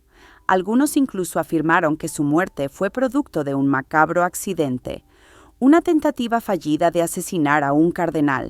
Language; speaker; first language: Spanish; native; Spanish